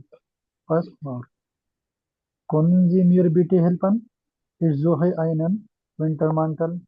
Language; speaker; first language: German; non-native, learner; Urdu